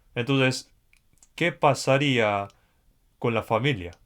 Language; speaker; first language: Spanish; non-native, fluent; Korean